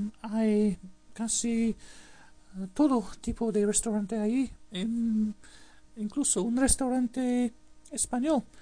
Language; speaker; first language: Spanish; non-native, fluent; English